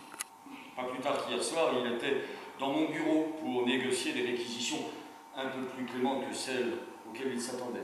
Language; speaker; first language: French; native; French